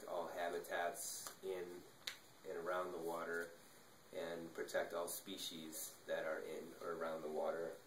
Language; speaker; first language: English; native; English